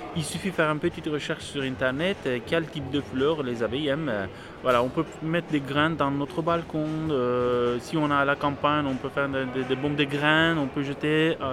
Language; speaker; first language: French; non-native, fluent; Turkish